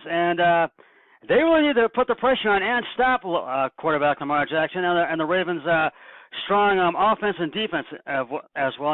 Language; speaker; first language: English; native; English